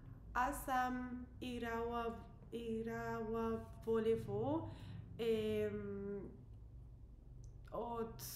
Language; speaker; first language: Bulgarian; non-native, learner; English